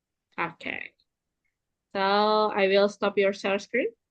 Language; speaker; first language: English; non-native, fluent; Indonesian